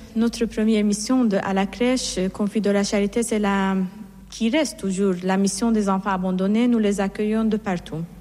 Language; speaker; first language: French; non-native, fluent; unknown